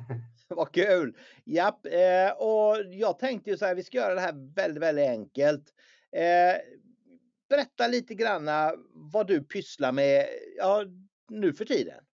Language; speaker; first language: Swedish; native; Swedish